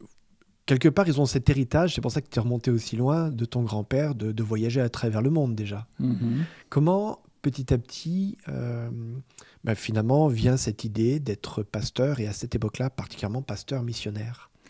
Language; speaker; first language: French; native; French